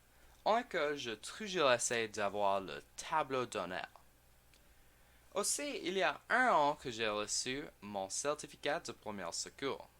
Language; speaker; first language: French; non-native, learner; English